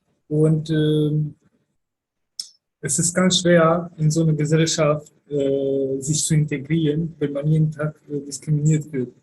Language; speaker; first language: German; early bilingual, other home language; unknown